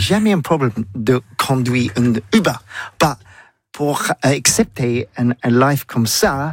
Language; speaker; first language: French; non-native, learner; English